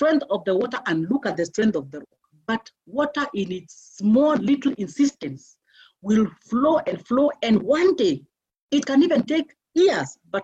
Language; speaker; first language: English; non-native, local second language; Meru